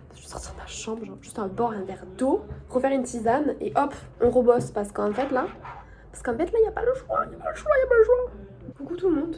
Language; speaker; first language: French; native; French